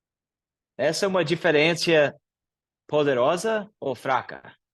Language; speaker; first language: Portuguese; non-native, learner; English